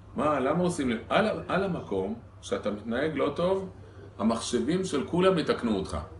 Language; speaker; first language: Hebrew; native; Hebrew